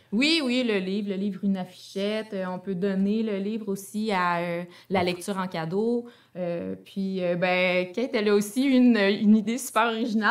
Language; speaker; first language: French; native; French